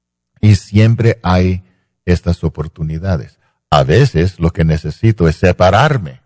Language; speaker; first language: Spanish; non-native, fluent; English